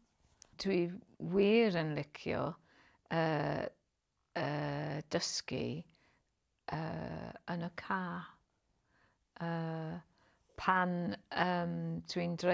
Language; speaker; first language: Welsh; non-native, learner; English